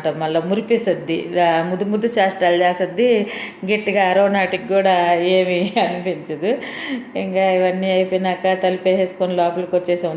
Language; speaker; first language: Telugu; native; Telugu